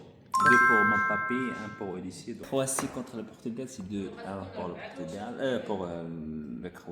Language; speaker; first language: French; non-native, local second language; Arabic